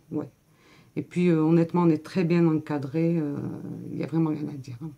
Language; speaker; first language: French; native; French